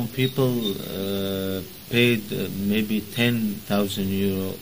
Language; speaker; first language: English; non-native, learner; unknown